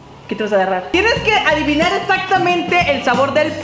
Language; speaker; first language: Spanish; native; Spanish